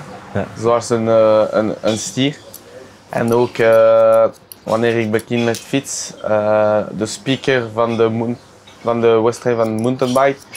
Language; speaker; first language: Dutch; non-native, local second language; French